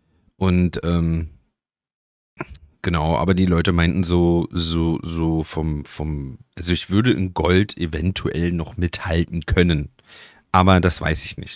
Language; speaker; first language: German; native; German